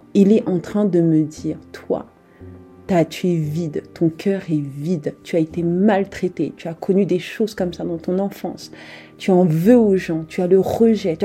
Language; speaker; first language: French; native; French